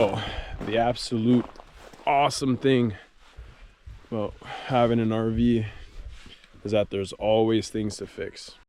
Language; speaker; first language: English; native; English